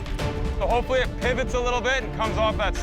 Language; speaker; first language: English; native; English